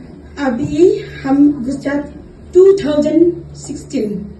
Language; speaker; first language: Hindi; non-native, local second language; Khasi